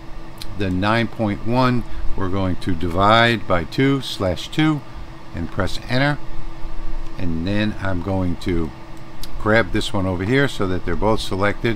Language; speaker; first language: English; native; English